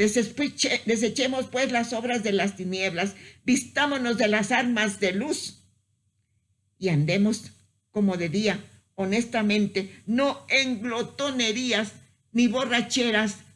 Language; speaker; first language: Spanish; native; Spanish